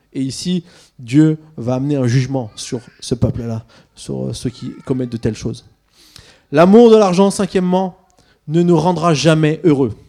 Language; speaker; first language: French; early bilingual, other home language; Swiss German